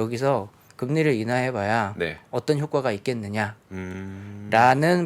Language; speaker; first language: Korean; native; Korean